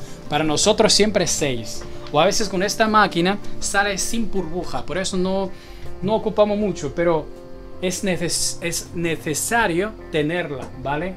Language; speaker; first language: Spanish; non-native, learner; Chinese